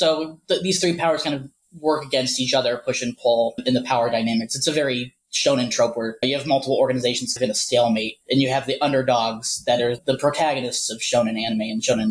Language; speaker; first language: English; native; English